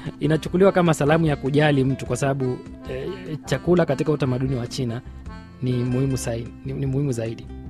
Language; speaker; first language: Swahili; native; Swahili